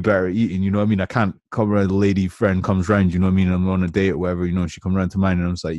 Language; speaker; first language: English; native; English